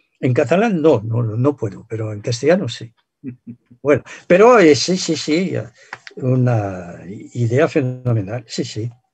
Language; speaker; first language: Spanish; non-native, fluent; French